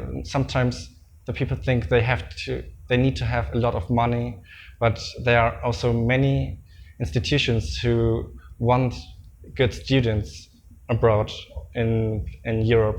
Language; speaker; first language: English; non-native, fluent; German